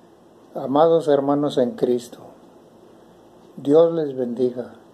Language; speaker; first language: Spanish; native; Spanish